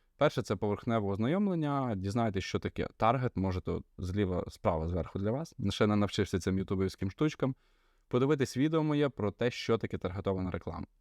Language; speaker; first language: Ukrainian; non-native, local second language; Russian